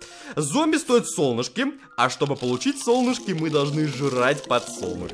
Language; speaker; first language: Russian; native; Russian